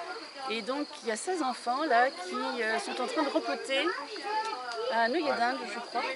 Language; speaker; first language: French; native; French